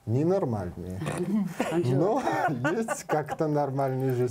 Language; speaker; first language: Russian; non-native, learner; Georgian